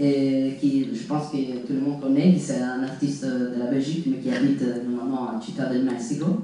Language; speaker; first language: French; non-native, fluent; Italian